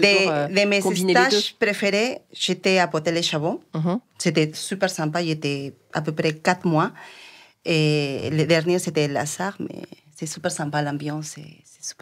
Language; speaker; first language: French; non-native, fluent; Spanish